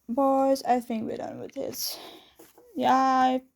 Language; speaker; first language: English; non-native, fluent; Danish